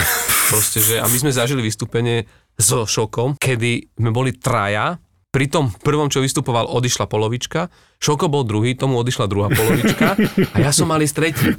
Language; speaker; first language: Slovak; native; Slovak